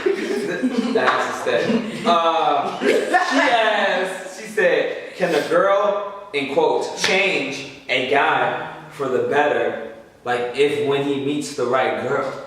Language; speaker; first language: English; native; English